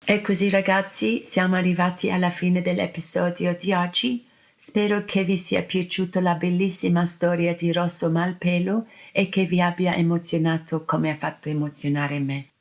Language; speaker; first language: Italian; non-native, fluent; English